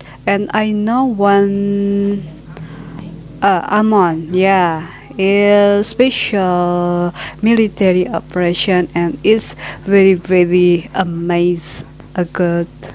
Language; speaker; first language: English; non-native, learner; Indonesian